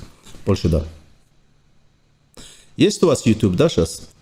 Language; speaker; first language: Russian; non-native, fluent; Turkish